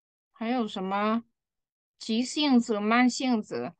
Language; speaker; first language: Chinese; non-native, fluent; Vietnamese